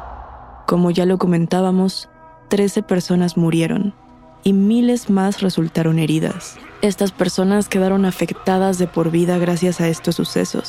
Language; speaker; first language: Spanish; native; Spanish